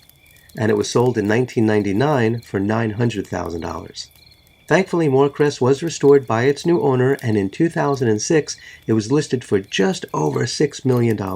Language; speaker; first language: English; native; English